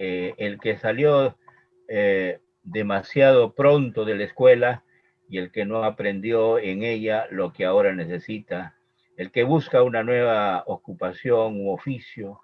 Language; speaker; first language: Spanish; native; Spanish